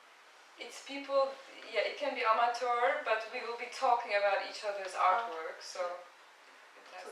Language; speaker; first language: English; non-native, fluent; Turkish